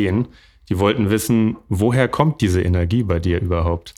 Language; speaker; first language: German; native; German